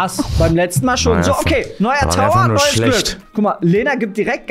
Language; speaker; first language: German; native; German